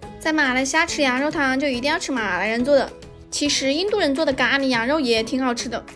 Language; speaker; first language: Chinese; native; Chinese